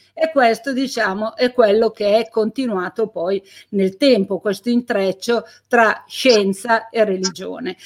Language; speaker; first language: Italian; native; Italian